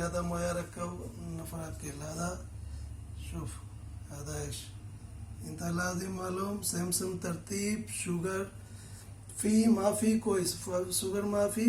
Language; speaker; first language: Arabic; non-native, learner; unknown